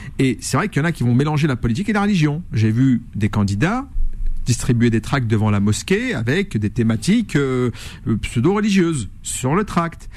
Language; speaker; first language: French; native; French